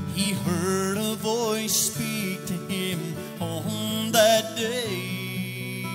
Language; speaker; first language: English; native; English